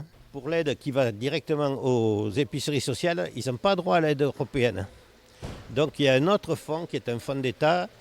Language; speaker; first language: French; native; French